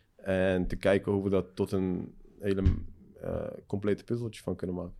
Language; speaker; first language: Dutch; early bilingual, other home language; Persian